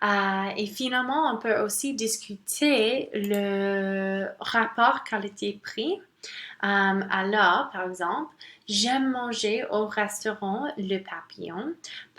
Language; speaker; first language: French; non-native, local second language; English